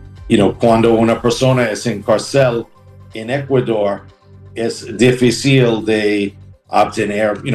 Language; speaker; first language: Spanish; non-native, learner; English